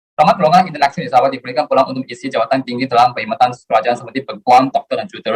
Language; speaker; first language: Malay; non-native, local second language; Chinese